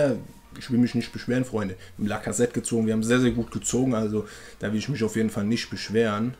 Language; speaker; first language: German; native; German